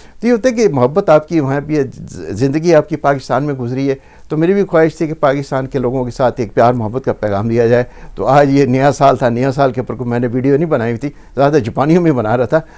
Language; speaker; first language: Urdu; native; Urdu